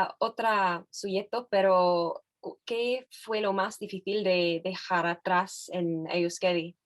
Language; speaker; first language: Spanish; non-native, fluent; English